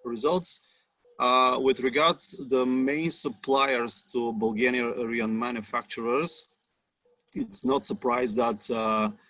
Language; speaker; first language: English; non-native, fluent; Bulgarian